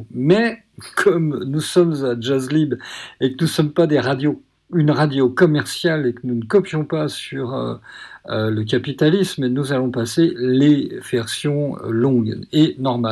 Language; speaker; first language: French; native; French